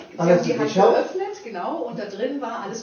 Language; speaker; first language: German; native; German